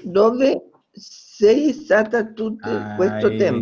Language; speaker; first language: Italian; non-native, learner; Spanish